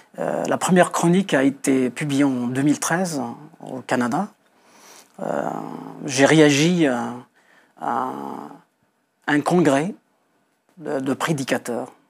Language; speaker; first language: French; non-native, local second language; Kabyle